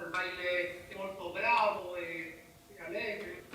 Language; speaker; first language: Italian; non-native, learner; Spanish